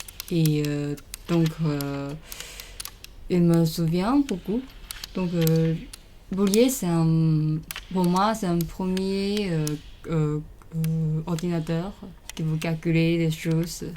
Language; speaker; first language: French; non-native, learner; Chinese